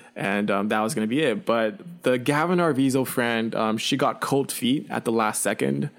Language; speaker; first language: English; early bilingual, other home language; Chinese